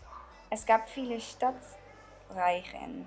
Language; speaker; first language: German; non-native, learner; Dutch